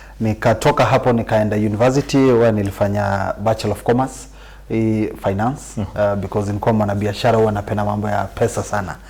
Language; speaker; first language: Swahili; non-native, local second language; Gusii